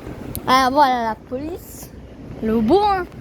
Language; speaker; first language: French; early bilingual, other home language; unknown